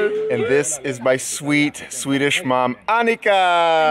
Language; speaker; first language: English; native; English